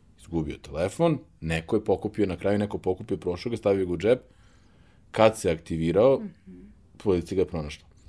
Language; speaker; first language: Serbian; native; Serbian